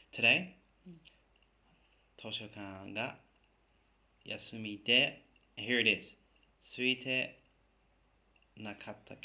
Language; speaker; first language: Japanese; non-native, fluent; English